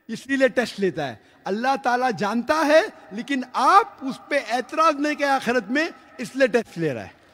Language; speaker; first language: Hindi; non-native, local second language; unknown